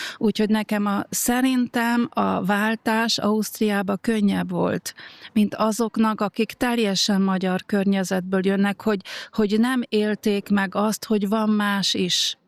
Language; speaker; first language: Hungarian; native; Hungarian